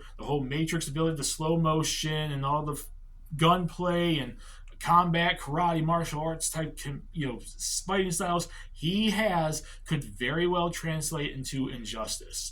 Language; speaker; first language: English; native; English